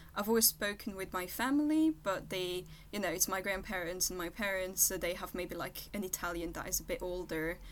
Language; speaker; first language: English; non-native, fluent; French